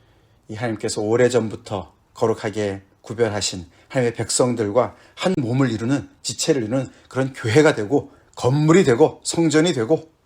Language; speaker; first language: Korean; native; Korean